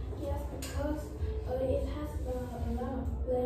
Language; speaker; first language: English; non-native, learner; Vietnamese